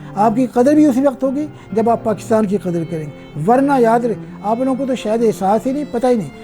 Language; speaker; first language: Urdu; non-native, local second language; Punjabi